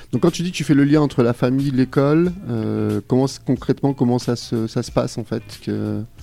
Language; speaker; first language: French; native; French